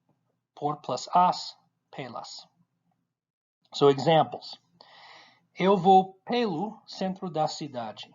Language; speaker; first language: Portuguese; non-native, fluent; English